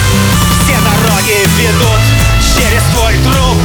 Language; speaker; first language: Russian; native; Russian